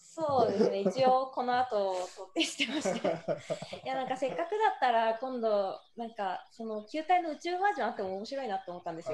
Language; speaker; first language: Japanese; native; Japanese